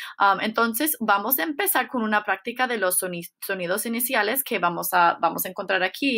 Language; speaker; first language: Spanish; non-native, fluent; English